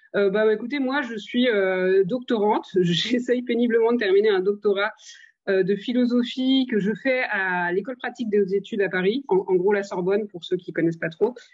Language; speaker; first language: French; native; French